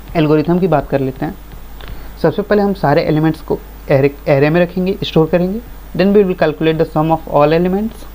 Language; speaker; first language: Hindi; native; Hindi